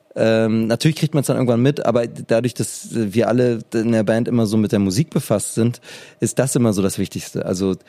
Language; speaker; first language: German; native; German